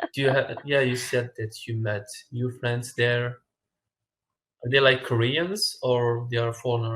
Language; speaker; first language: English; non-native, fluent; Arabic